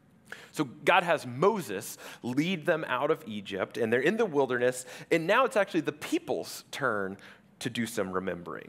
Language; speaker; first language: English; native; English